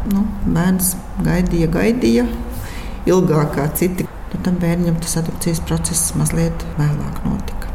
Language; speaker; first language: Latvian; native; Latvian